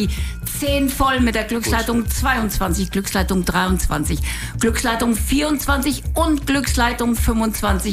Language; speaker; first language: German; native; German